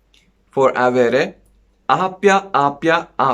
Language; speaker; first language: Italian; non-native, fluent; Persian